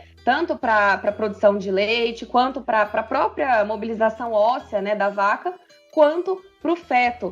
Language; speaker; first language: Portuguese; native; Portuguese